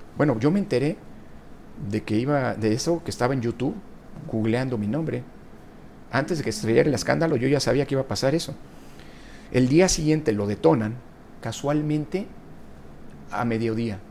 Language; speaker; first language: Spanish; native; Spanish